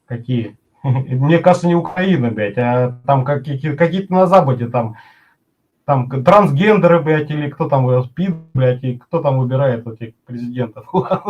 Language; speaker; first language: Russian; native; Russian